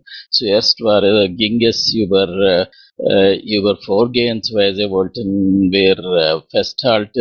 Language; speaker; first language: German; non-native, learner; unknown